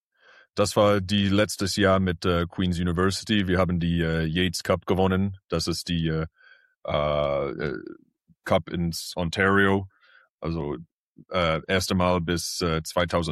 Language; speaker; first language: German; early bilingual, heritage; English